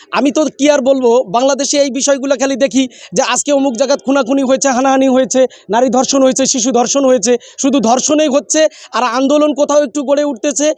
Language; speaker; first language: Bangla; native; Bangla